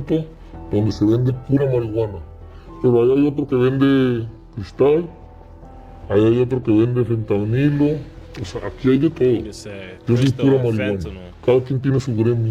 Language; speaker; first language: Spanish; native; Spanish